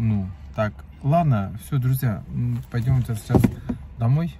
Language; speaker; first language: Russian; non-native, learner; Turkish